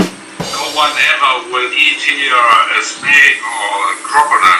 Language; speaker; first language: English; non-native, fluent; German